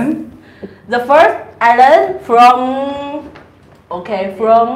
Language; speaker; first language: English; non-native, learner; Chinese